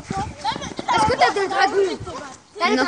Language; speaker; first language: French; native; French